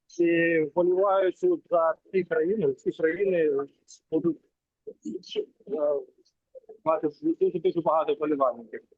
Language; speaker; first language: Ukrainian; non-native, local second language; Russian